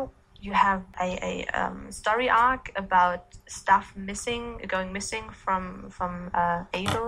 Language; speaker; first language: English; non-native, fluent; German